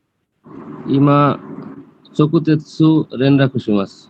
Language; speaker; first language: Japanese; non-native, learner; Bangla